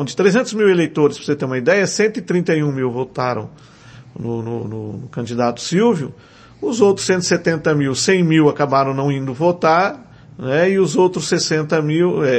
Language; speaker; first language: Portuguese; native; Portuguese